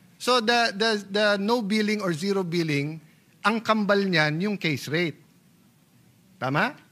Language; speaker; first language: Filipino; native; Filipino